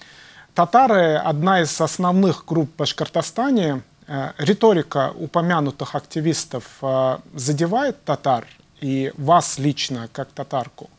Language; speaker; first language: Russian; native; Russian